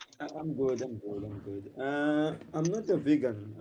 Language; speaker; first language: English; non-native, learner; Portuguese